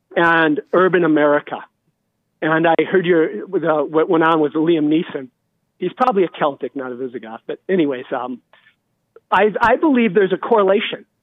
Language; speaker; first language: English; native; English